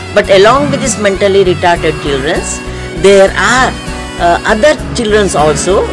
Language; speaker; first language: English; non-native, local second language; Telugu